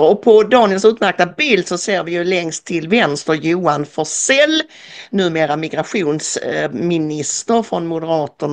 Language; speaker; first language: Swedish; native; Swedish